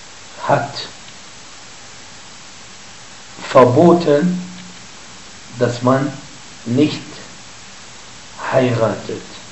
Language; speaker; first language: German; non-native, fluent; Arabic